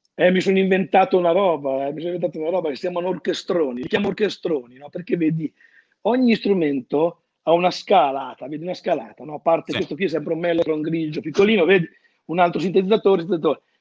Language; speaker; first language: Italian; native; Italian